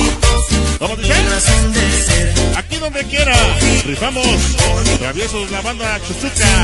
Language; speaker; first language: Spanish; native; Spanish